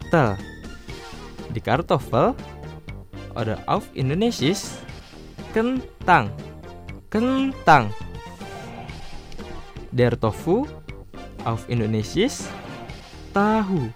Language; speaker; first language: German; non-native, fluent; Indonesian